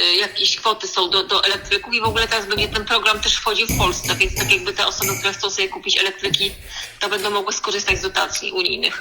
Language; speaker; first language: Polish; native; Polish